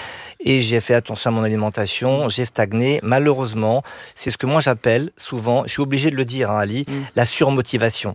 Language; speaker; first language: French; native; French